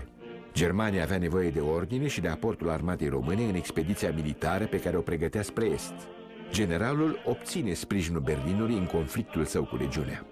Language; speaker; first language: Romanian; native; Romanian